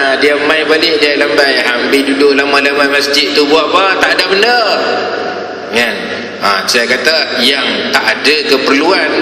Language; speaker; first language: Malay; native; Malay